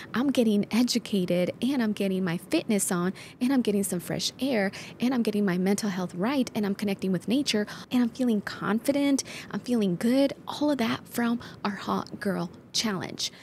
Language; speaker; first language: English; early bilingual, other home language; Spanish